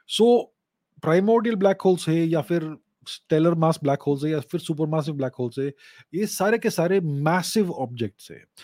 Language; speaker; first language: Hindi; non-native, local second language; Gujarati